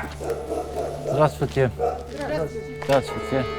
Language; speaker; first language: Russian; non-native, learner; Dutch